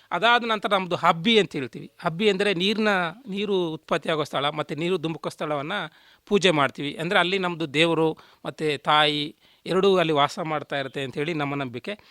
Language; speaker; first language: Kannada; native; Kannada